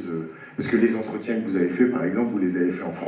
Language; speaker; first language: French; native; French